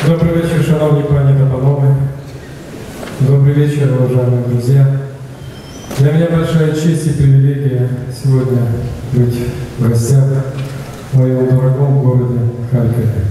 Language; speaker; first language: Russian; non-native, local second language; Ukrainian